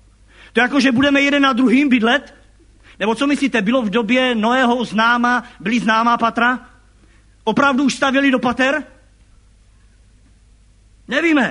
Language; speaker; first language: Czech; native; Czech